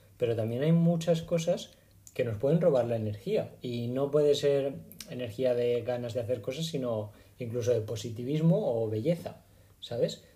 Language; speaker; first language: Spanish; native; Spanish